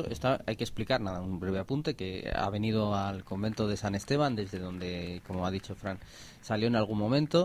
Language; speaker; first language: Spanish; native; Spanish